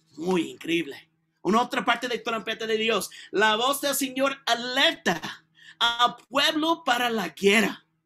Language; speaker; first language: Spanish; non-native, learner; English